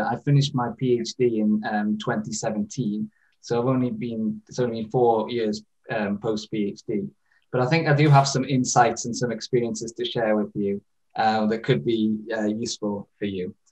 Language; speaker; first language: English; native; English